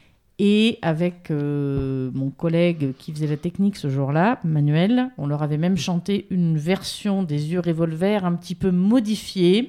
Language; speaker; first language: French; native; French